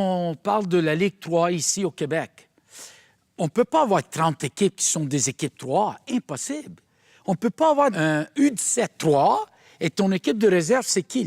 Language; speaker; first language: French; native; French